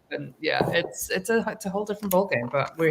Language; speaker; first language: English; native; English